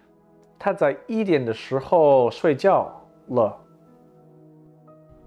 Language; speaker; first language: Chinese; non-native, learner; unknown